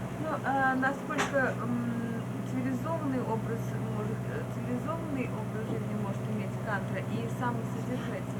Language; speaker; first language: Russian; native; Russian